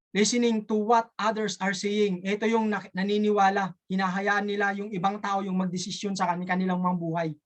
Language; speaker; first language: Filipino; native; Filipino